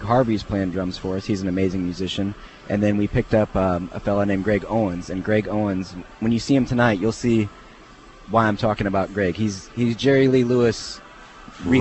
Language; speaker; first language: English; native; English